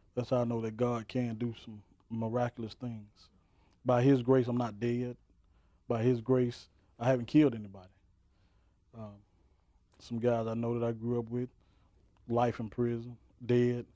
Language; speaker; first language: English; native; English